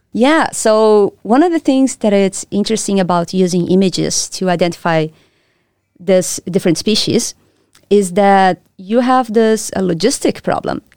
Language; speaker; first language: English; non-native, fluent; Portuguese